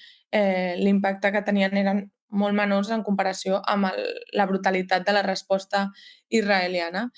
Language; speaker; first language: Catalan; native; Catalan